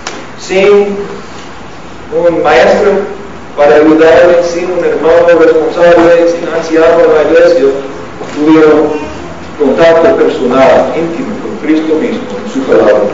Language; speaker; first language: Spanish; non-native, fluent; English